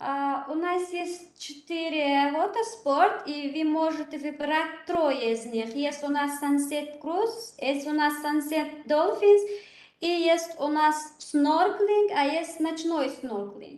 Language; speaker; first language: Russian; non-native, learner; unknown